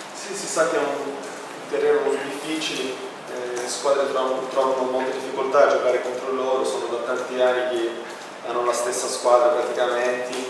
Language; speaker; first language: Italian; non-native, fluent; Portuguese